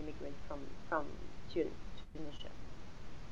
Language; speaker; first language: English; non-native, fluent; French